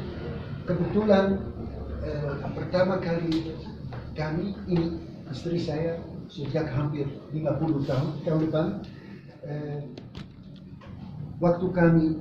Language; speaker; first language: Indonesian; non-native, fluent; Dutch